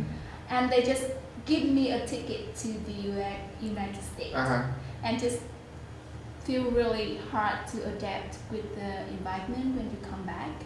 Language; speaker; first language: English; non-native, fluent; Vietnamese